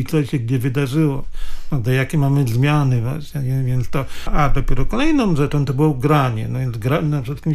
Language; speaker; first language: Polish; native; Polish